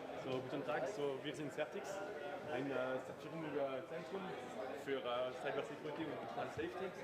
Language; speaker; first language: German; non-native, learner; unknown